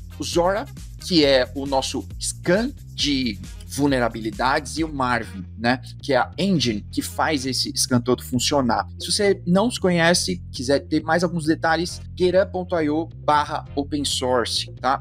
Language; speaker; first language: Portuguese; native; Portuguese